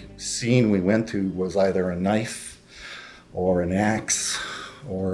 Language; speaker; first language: English; non-native, fluent; French